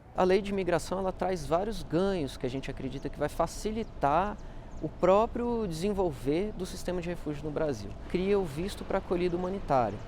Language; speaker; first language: Portuguese; native; Portuguese